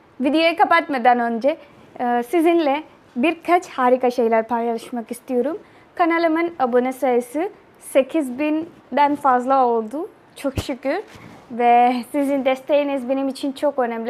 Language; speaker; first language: Turkish; non-native, learner; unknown